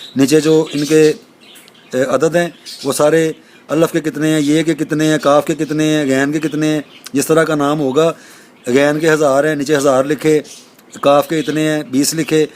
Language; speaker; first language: Urdu; native; Urdu